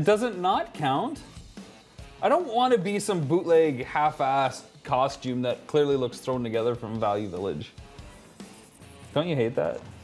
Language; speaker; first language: English; native; English